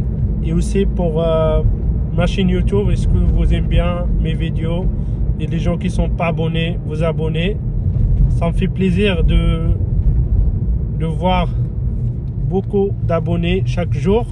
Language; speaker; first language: French; non-native, fluent; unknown